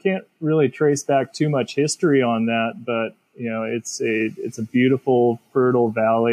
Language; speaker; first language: English; native; English